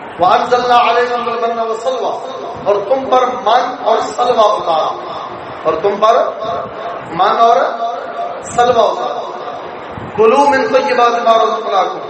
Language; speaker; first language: Urdu; non-native, local second language; Punjabi